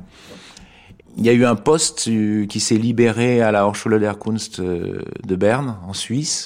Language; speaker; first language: French; native; French